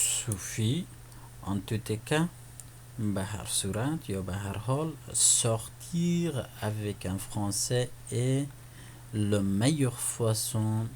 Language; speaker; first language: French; non-native, fluent; Persian